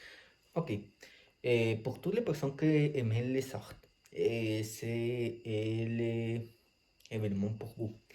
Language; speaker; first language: French; non-native, learner; Spanish